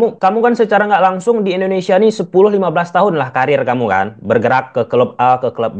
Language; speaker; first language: Indonesian; native; Indonesian